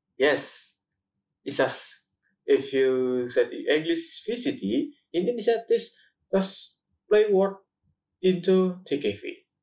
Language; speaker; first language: English; non-native, learner; Indonesian